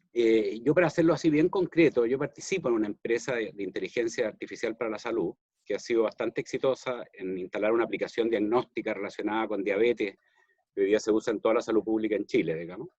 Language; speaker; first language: Spanish; native; Spanish